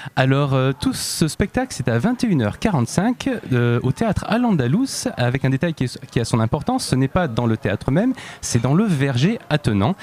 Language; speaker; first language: French; native; French